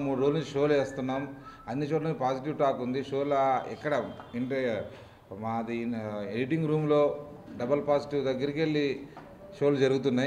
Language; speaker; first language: Telugu; native; Telugu